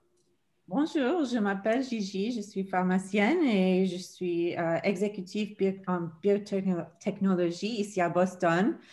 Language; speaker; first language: French; non-native, fluent; English